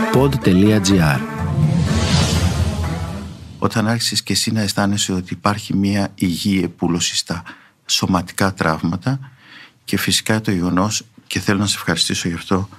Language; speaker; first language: Greek; native; Greek